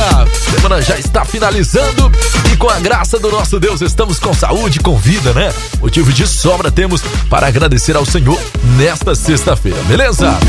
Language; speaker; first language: Portuguese; native; Portuguese